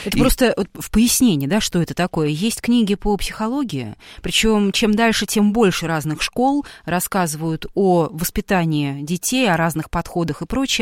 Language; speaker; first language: Russian; native; Russian